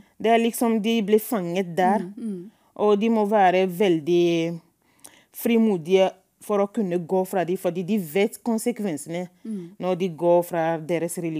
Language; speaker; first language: Norwegian; non-native, fluent; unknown